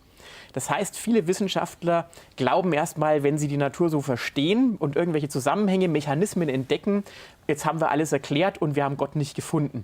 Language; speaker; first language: German; native; German